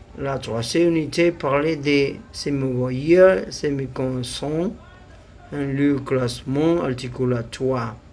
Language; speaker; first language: French; non-native, learner; Spanish